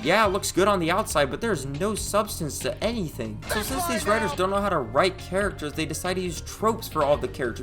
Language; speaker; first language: English; native; English